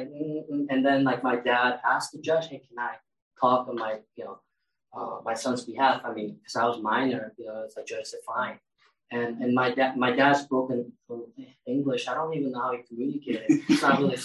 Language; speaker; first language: English; early bilingual, other home language; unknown